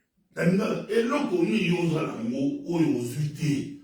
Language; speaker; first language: French; non-native, local second language; Lingala